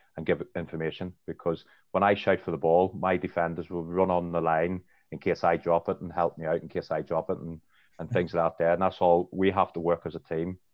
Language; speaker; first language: English; native; English